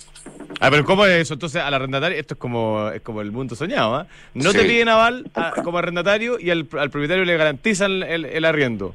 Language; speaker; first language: Spanish; native; Spanish